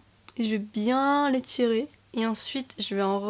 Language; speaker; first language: French; native; French